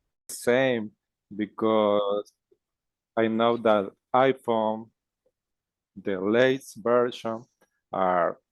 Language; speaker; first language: English; non-native, learner; Spanish